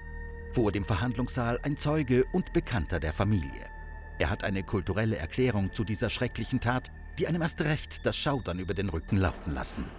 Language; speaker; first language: German; native; German